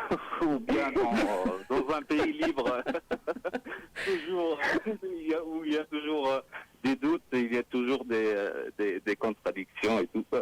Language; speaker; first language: French; non-native, local second language; Arabic